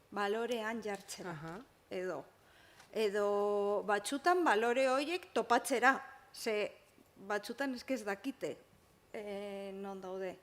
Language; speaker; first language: Basque; non-native, local second language; Spanish